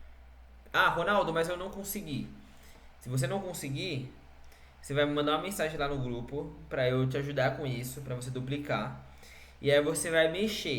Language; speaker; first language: Portuguese; native; Portuguese